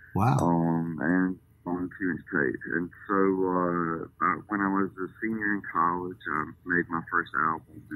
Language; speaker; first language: English; native; English